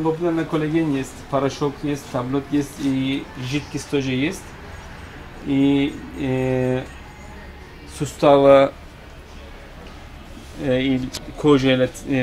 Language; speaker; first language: Russian; non-native, learner; Turkish